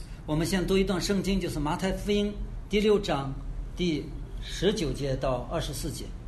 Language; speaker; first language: Chinese; native; Chinese